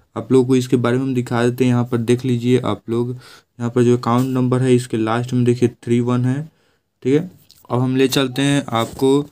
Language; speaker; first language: Hindi; native; Hindi